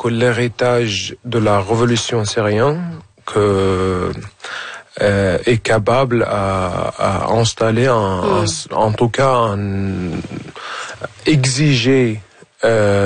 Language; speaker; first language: French; non-native, fluent; Arabic